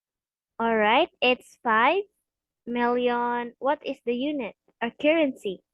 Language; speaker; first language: English; non-native, learner; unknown